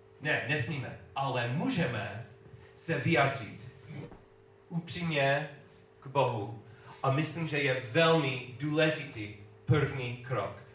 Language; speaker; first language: Czech; non-native, learner; English